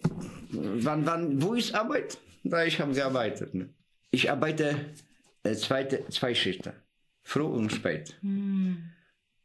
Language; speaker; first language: German; non-native, learner; Polish